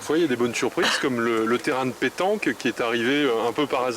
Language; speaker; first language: French; native; French